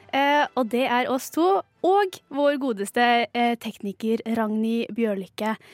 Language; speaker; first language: Norwegian; native; Norwegian